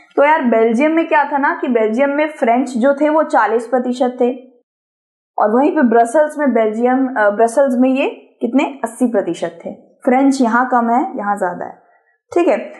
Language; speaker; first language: Hindi; native; Hindi